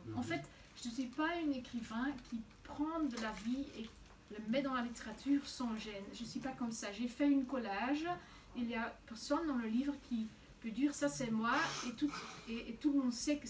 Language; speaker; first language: French; non-native, local second language; Dutch